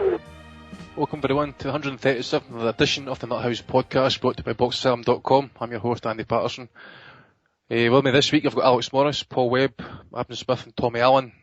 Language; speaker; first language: English; native; English